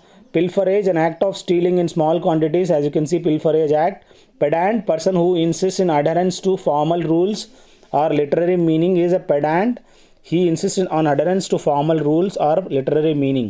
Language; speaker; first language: English; non-native, local second language; Telugu